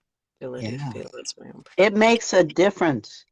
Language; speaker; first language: English; native; English